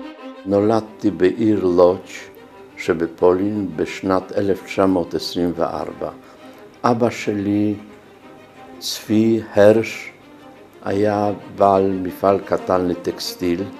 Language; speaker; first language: Hebrew; non-native, fluent; Polish